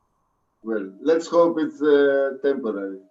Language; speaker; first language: English; non-native, fluent; Greek